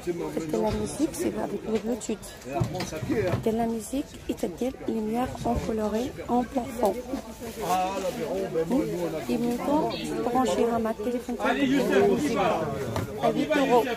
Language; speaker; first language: French; non-native, fluent; Arabic